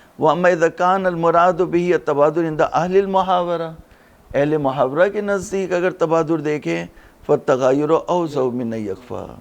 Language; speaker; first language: Urdu; native; Urdu